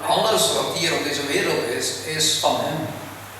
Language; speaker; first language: Dutch; early bilingual, other home language; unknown